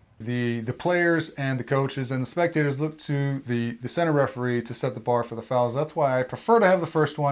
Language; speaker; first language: English; native; English